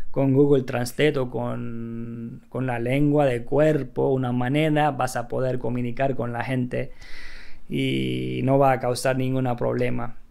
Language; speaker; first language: Spanish; non-native, fluent; Turkish